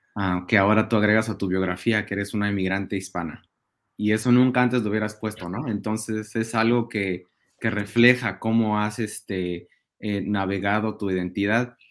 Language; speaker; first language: English; non-native, fluent; Spanish